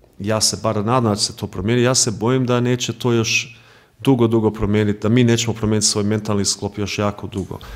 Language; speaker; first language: Croatian; early bilingual, heritage; Croatian